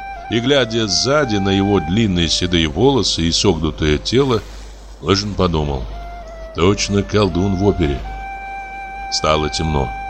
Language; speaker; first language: Russian; native; Russian